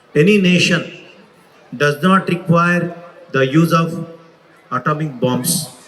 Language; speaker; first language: English; non-native, local second language; Telugu